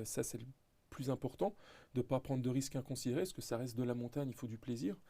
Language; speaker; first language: French; native; French